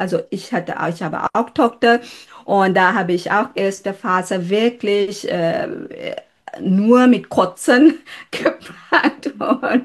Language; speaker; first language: German; non-native, fluent; Sinhala